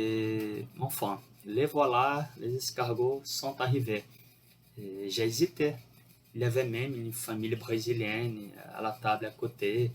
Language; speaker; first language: French; non-native, fluent; Portuguese